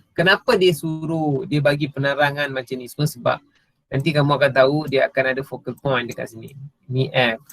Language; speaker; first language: Malay; non-native, local second language; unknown